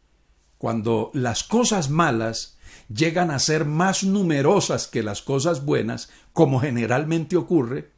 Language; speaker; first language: Spanish; native; Spanish